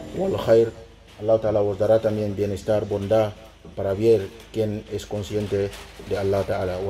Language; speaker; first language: Spanish; non-native, fluent; Mandingo